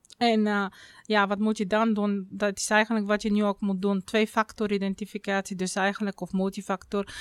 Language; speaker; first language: Dutch; non-native, fluent; Bulgarian